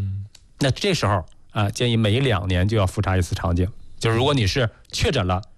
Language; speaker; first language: Chinese; native; Chinese